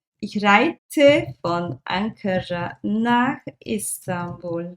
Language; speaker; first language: German; non-native, fluent; Turkish